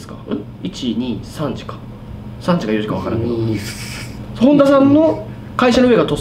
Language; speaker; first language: Japanese; native; Japanese